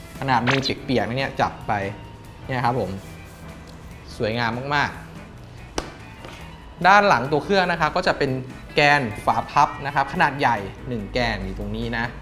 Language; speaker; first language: Thai; native; Thai